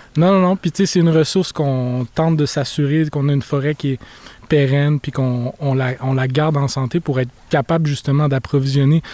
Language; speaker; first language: French; native; French